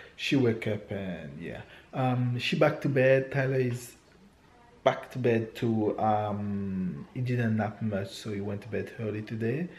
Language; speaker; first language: English; non-native, fluent; French